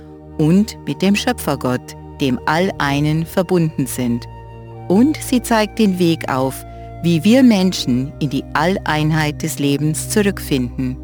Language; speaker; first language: German; native; German